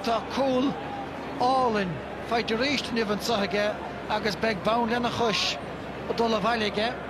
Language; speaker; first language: Irish; native; Irish